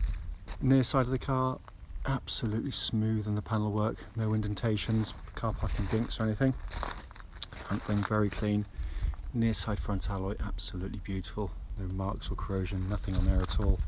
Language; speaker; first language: English; native; English